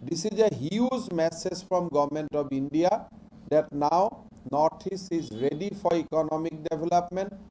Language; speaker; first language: English; non-native, local second language; Assamese